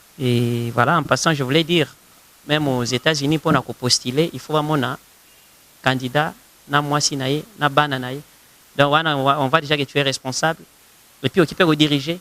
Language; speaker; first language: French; non-native, local second language; Lingala